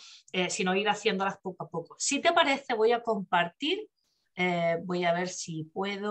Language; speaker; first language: Spanish; native; Spanish